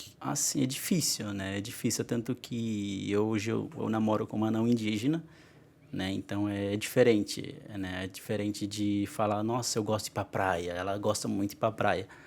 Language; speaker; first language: Portuguese; non-native, local second language; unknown